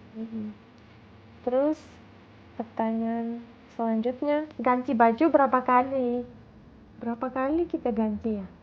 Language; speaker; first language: Indonesian; non-native, fluent; Russian